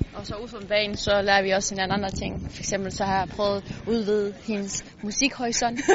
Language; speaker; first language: Danish; early bilingual, other home language; Persian